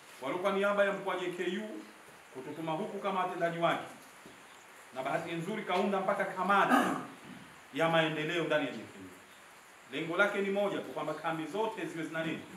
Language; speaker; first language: Swahili; native; Swahili